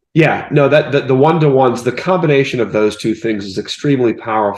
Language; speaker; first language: English; native; English